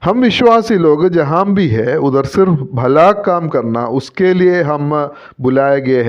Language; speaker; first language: Hindi; non-native, local second language; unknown